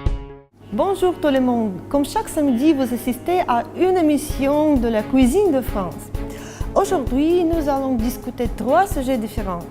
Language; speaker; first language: French; non-native, fluent; Russian